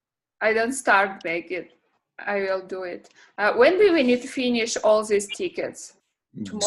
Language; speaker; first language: English; non-native, learner; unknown